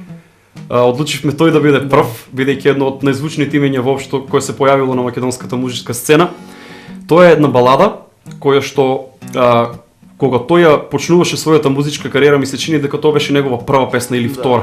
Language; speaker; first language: Macedonian; native; Macedonian